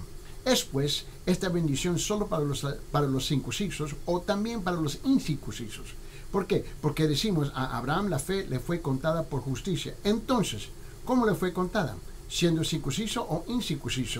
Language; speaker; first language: Spanish; early bilingual, heritage; Spanish